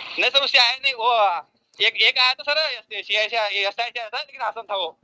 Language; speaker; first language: Hindi; native; Hindi